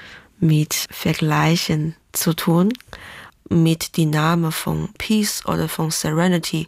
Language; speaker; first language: German; non-native, fluent; Chinese